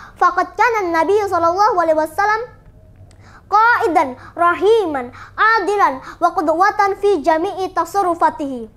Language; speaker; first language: Arabic; non-native, learner; Indonesian